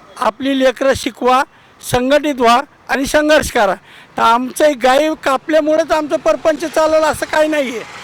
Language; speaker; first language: Marathi; non-native, local second language; Hindi